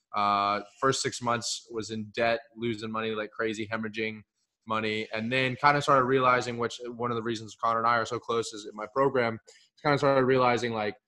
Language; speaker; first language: English; early bilingual, other home language; Hindi